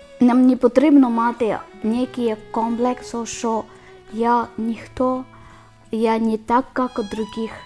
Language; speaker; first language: Ukrainian; non-native, learner; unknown